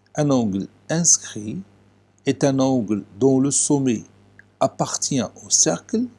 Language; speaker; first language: French; non-native, local second language; Arabic